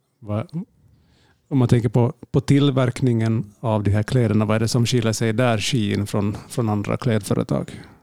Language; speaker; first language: Swedish; native; Swedish